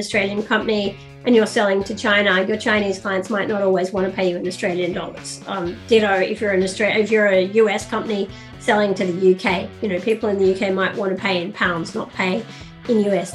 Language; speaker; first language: English; native; English